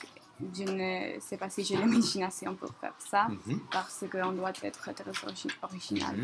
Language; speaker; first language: French; non-native, learner; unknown